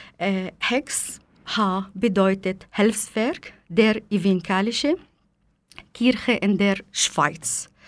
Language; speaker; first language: German; non-native, fluent; Arabic